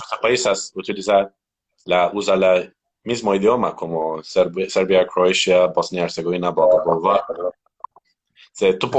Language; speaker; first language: Spanish; non-native, learner; Turkish